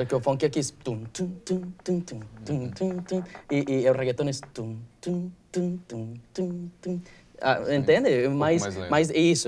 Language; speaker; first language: Portuguese; non-native, learner; Spanish